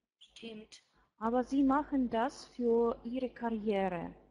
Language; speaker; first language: German; non-native, learner; Russian